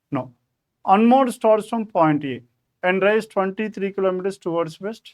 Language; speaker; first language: English; non-native, local second language; Telugu